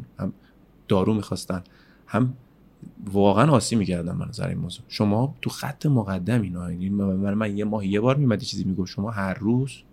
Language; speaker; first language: Persian; native; Persian